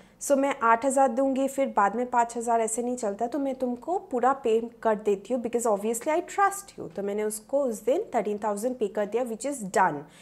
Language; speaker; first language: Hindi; non-native, local second language; Bangla